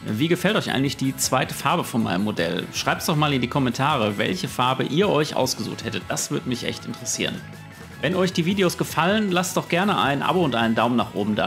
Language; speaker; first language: German; native; German